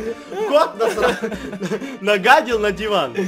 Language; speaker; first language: Russian; native; Russian